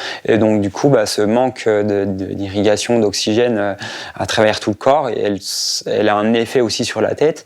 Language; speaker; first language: French; native; French